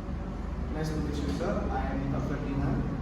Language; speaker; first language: English; non-native, learner; Indonesian